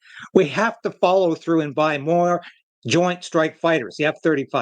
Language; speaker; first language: English; native; English